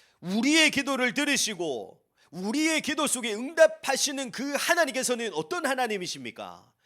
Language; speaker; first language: Korean; native; Korean